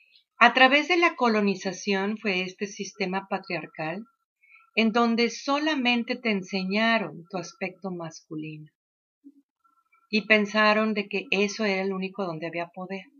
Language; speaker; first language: Spanish; native; Spanish